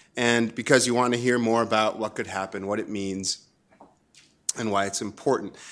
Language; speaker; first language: English; non-native, fluent; Spanish